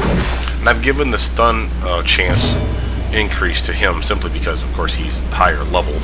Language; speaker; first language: English; native; English